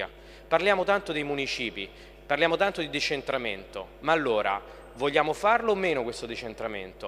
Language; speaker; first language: Italian; native; Italian